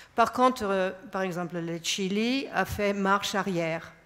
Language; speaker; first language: French; non-native, fluent; German